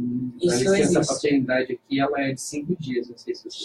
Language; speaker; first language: Portuguese; native; Portuguese